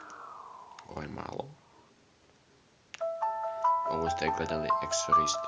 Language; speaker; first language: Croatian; early bilingual, heritage; Croatian